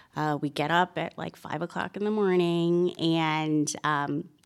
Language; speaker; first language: English; native; English